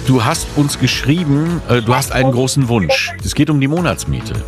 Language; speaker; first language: German; native; German